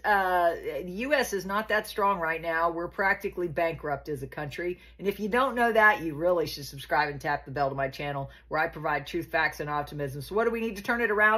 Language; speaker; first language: English; native; English